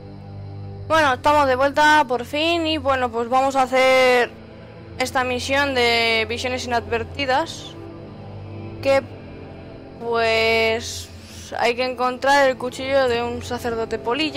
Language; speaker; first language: Spanish; native; Spanish